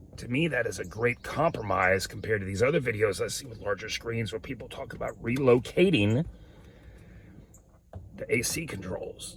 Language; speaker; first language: English; native; English